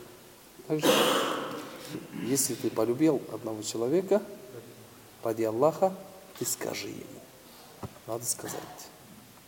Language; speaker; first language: Russian; non-native, local second language; Tatar